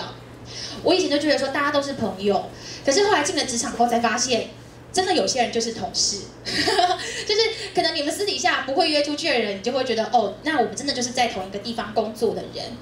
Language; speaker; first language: Chinese; native; Chinese